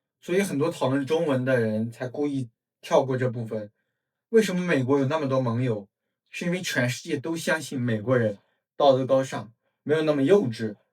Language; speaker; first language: Chinese; non-native, fluent; English